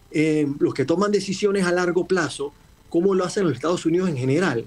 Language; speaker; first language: Spanish; native; Spanish